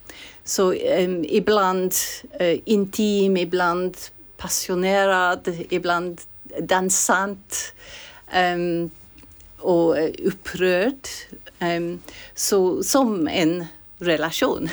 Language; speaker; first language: Swedish; non-native, fluent; English